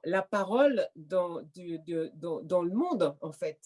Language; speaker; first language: French; native; French